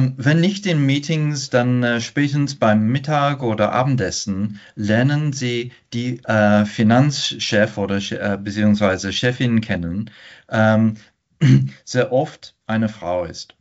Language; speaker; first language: German; non-native, fluent; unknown